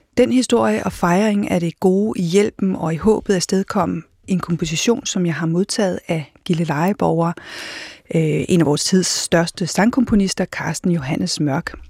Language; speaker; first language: Danish; native; Danish